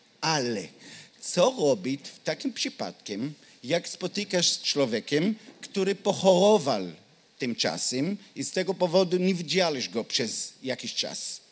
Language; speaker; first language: Polish; non-native, learner; Hebrew